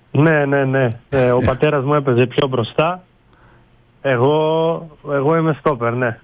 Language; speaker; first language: Greek; early bilingual, other home language; Bulgarian